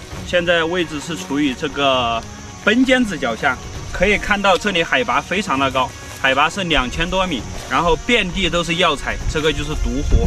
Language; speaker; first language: Chinese; native; Chinese